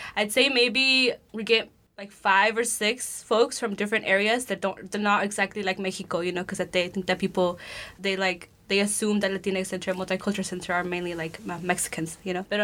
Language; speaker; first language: English; early bilingual, other home language; Spanish